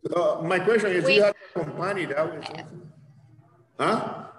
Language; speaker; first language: English; non-native, fluent; Spanish